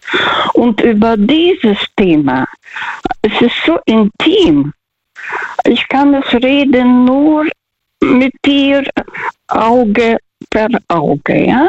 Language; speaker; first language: German; non-native, fluent; Russian